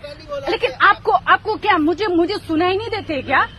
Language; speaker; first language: Hindi; non-native, local second language; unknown